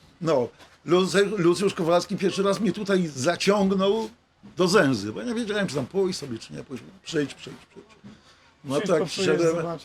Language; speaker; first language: Polish; native; Polish